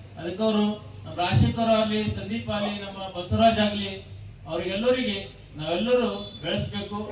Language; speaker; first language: Kannada; native; Kannada